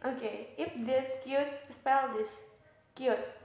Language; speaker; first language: English; non-native, learner; Indonesian